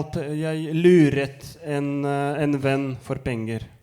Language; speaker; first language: Norwegian; non-native, fluent; Lithuanian